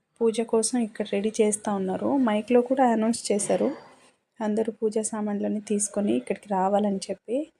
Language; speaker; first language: Telugu; non-native, local second language; Lambadi